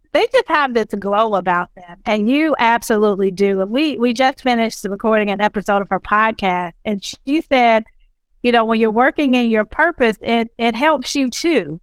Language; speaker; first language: English; native; English